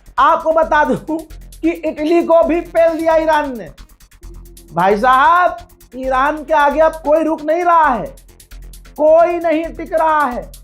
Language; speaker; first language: Hindi; native; Hindi